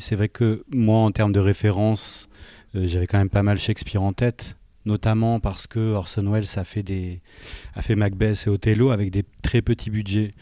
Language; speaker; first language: French; native; French